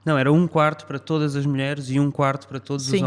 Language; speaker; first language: Portuguese; native; Portuguese